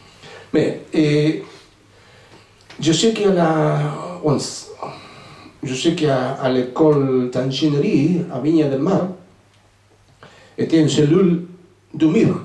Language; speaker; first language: French; non-native, fluent; Spanish